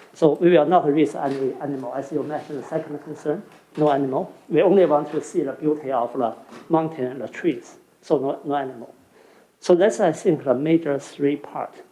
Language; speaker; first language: English; non-native, fluent; Chinese